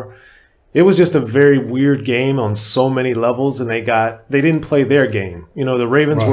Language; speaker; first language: English; native; English